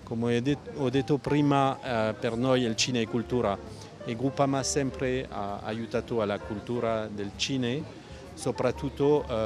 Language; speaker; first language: Italian; non-native, fluent; French